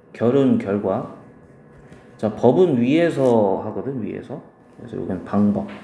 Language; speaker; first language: Korean; native; Korean